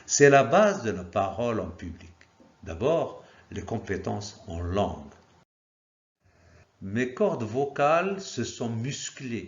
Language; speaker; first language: French; non-native, local second language; Arabic